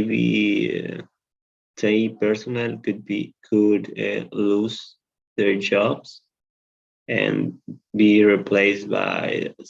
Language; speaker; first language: English; non-native, learner; Spanish